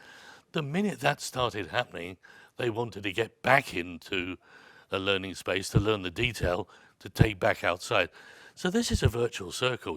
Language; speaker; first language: English; native; English